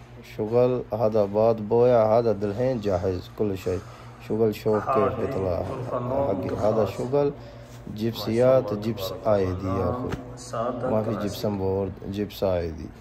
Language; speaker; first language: Arabic; non-native, learner; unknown